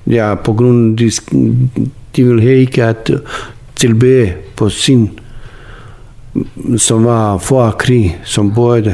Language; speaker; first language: Danish; non-native, learner; Bosnian